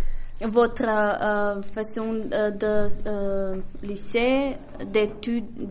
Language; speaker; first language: French; non-native, learner; Macedonian